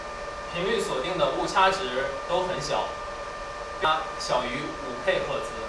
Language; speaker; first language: Chinese; native; Chinese